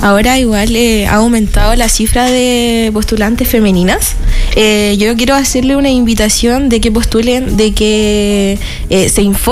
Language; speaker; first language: Spanish; native; Spanish